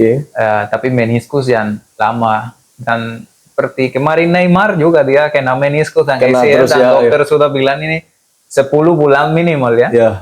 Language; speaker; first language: Indonesian; non-native, fluent; Spanish